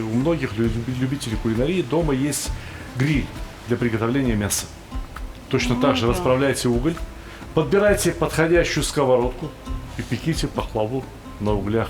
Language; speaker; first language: Russian; native; Russian